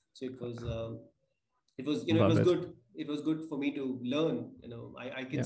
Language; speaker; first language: English; non-native, local second language; Punjabi